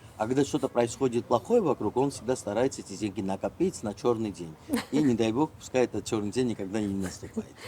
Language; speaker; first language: Russian; non-native, fluent; Georgian